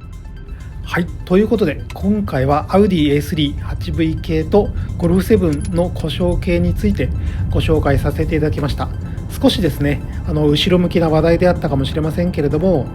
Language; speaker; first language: Japanese; native; Japanese